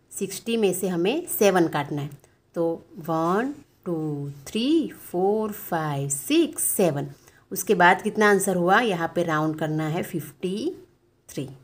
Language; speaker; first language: Hindi; non-native, local second language; Gujarati